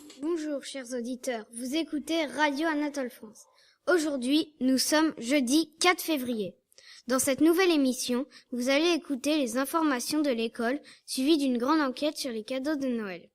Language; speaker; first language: French; native; French